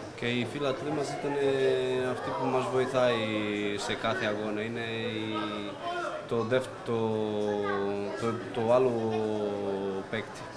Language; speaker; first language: Greek; non-native, fluent; Portuguese